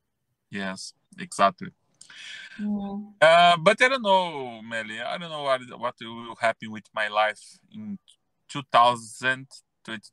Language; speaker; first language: English; non-native, learner; Portuguese